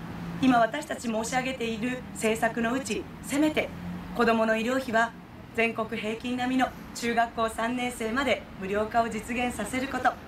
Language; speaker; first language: Japanese; native; Japanese